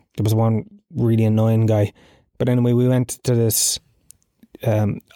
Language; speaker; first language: English; native; English